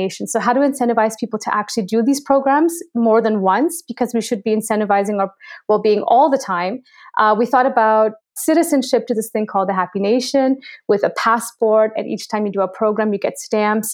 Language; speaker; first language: English; native; English